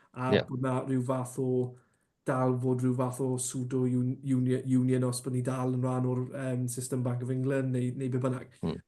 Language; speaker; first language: Welsh; non-native, local second language; English